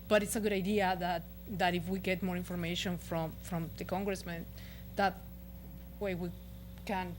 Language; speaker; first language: English; non-native, fluent; Spanish